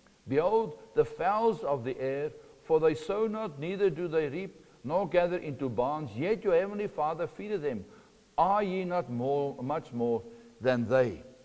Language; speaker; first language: English; non-native, local second language; Afrikaans